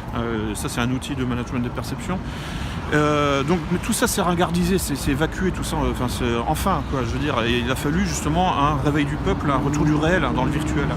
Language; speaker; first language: French; native; French